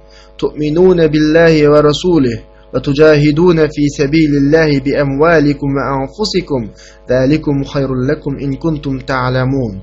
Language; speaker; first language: Arabic; non-native, fluent; Uyghur